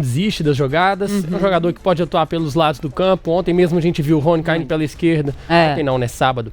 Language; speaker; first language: Portuguese; native; Portuguese